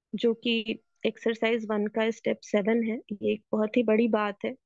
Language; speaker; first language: Hindi; native; Hindi